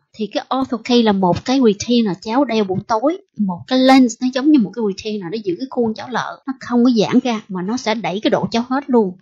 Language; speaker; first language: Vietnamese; early bilingual, heritage; Vietnamese